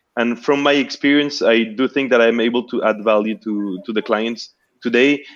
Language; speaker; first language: English; non-native, fluent; Spanish